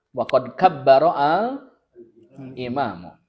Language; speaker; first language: Arabic; non-native, fluent; Indonesian